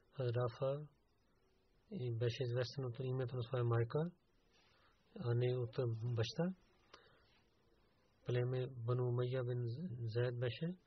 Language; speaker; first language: Bulgarian; non-native, learner; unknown